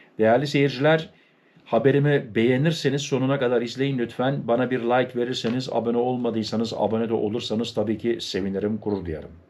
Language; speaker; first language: Turkish; early bilingual, heritage; Turkish